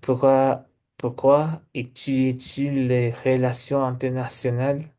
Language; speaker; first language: French; non-native, learner; English